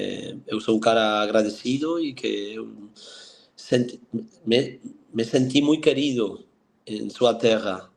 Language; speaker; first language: Portuguese; non-native, fluent; Spanish